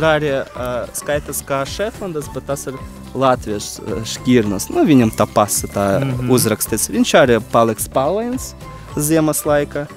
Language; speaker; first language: Latvian; non-native, local second language; Russian